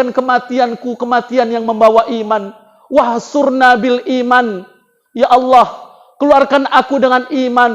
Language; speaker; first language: Indonesian; native; Indonesian